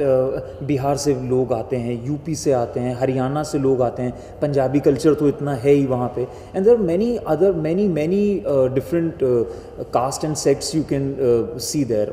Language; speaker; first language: Hindi; native; Hindi